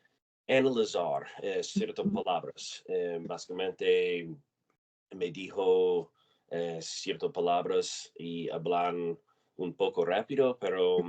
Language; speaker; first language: Spanish; non-native, learner; English